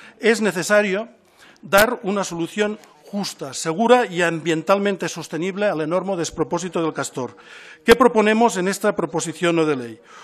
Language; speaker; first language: Spanish; non-native, local second language; Catalan